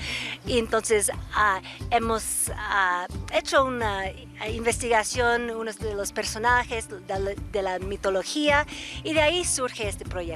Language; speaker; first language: Spanish; native; Spanish